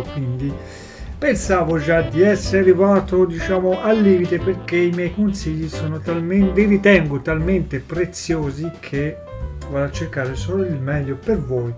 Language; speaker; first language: Italian; native; Italian